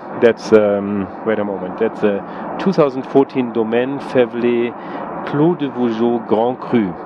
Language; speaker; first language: English; non-native, fluent; German